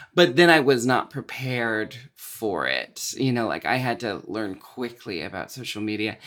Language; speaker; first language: English; native; English